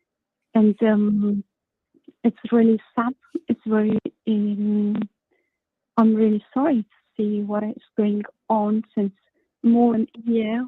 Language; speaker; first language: English; non-native, learner; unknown